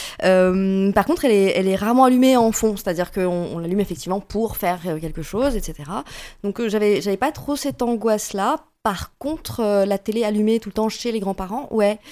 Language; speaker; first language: French; early bilingual, other home language; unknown